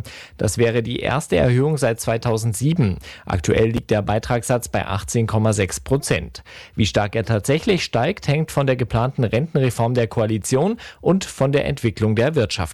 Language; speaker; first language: German; native; German